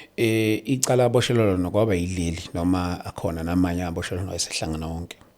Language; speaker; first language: Zulu; native; Zulu